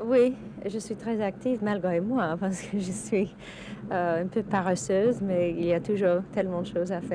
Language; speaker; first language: French; non-native, fluent; English